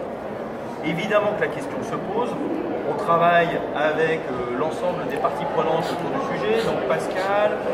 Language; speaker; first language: French; native; French